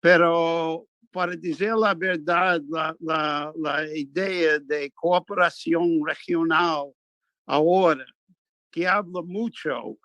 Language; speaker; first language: Spanish; non-native, fluent; English